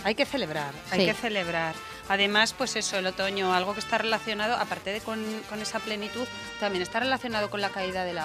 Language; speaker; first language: Spanish; native; Spanish